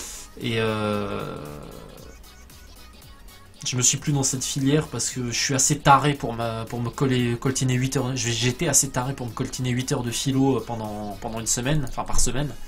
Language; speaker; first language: French; native; French